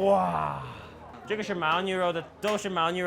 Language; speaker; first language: Chinese; non-native, learner; English